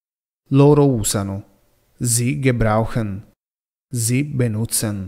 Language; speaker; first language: German; non-native, fluent; Italian